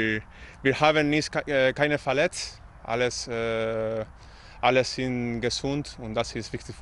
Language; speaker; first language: German; non-native, learner; Spanish